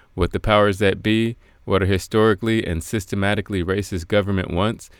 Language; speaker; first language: English; native; English